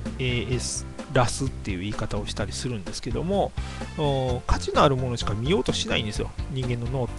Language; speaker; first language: Japanese; native; Japanese